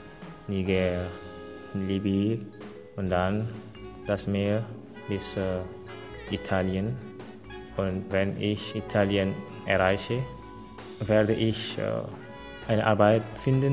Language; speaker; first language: German; non-native, fluent; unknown